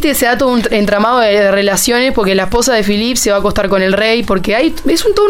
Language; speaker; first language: Spanish; native; Spanish